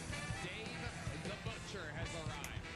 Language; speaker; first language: English; native; English